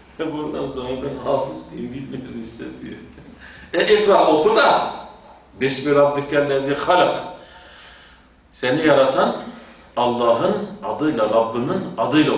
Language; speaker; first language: Turkish; native; Turkish